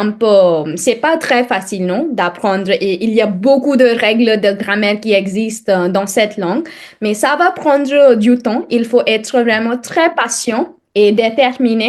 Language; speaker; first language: French; non-native, fluent; Hindi